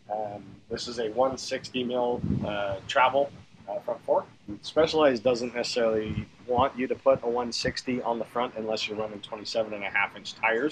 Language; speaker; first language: English; native; English